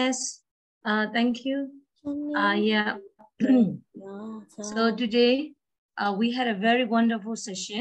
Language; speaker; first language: English; non-native, learner; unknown